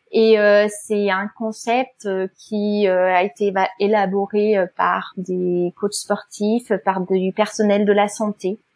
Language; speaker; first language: French; non-native, fluent; German